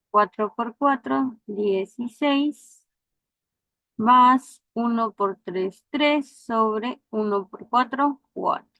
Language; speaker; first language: Spanish; native; Spanish